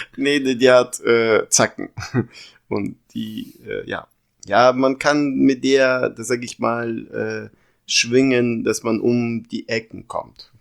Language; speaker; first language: German; early bilingual, other home language; Russian